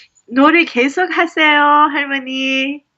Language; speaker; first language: Korean; early bilingual, heritage; English